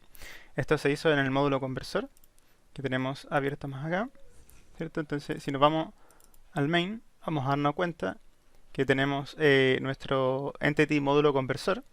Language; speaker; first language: Spanish; native; Spanish